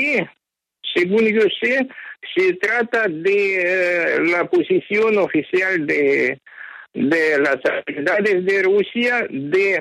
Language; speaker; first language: Spanish; non-native, fluent; Ukrainian